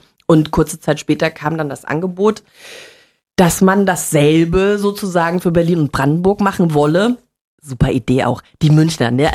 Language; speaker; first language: German; native; German